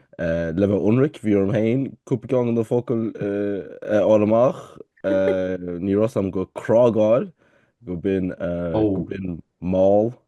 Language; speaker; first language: Irish; native; Irish